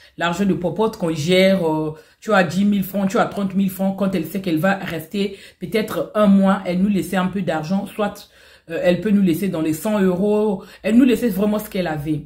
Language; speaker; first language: French; non-native, local second language; Lingala